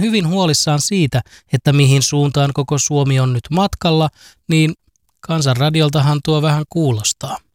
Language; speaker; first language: Finnish; native; Finnish